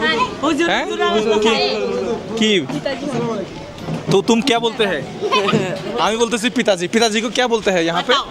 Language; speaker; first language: Hindi; non-native, learner; Bangla